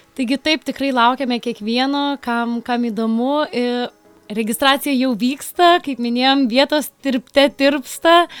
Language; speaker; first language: Lithuanian; native; Lithuanian